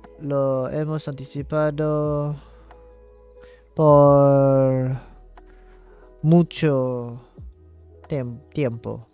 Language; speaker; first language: Spanish; non-native, learner; English